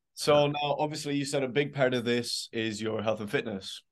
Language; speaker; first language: English; native; English